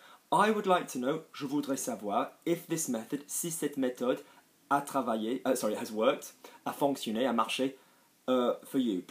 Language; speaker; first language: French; non-native, fluent; English